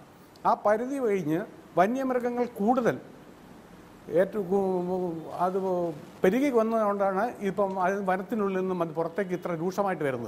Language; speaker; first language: Malayalam; native; Malayalam